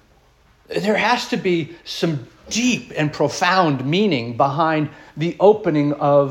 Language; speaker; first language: English; native; English